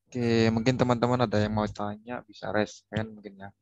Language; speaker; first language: Indonesian; native; Indonesian